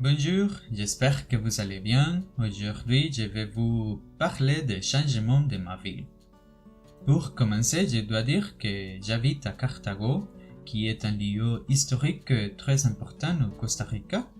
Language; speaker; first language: French; non-native, learner; Spanish